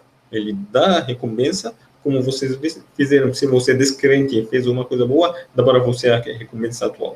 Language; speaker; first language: Portuguese; non-native, fluent; Arabic